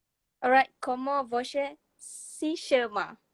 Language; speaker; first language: Portuguese; non-native, learner; Malay